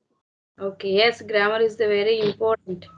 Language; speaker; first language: English; non-native, learner; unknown